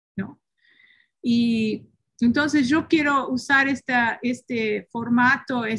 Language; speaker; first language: Spanish; early bilingual, heritage; Spanish